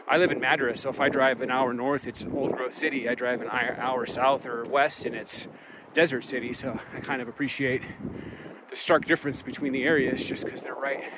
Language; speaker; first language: English; native; English